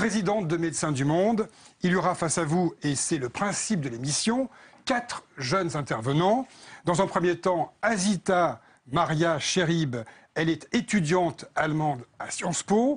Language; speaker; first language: French; native; French